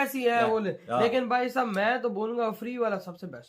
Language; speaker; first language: Hindi; native; Hindi